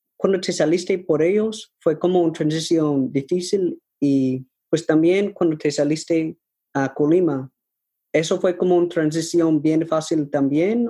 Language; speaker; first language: Spanish; non-native, learner; English